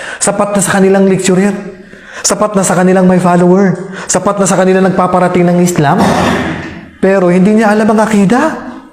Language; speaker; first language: Filipino; non-native, local second language; Maranao